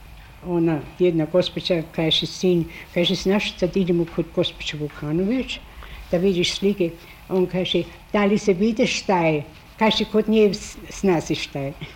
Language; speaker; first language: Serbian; non-native, learner; German